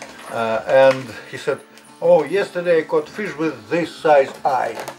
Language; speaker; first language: English; non-native, learner; Russian